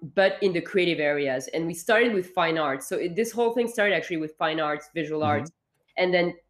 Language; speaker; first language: English; non-native, fluent; French